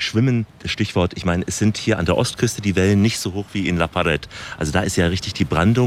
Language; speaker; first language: German; native; German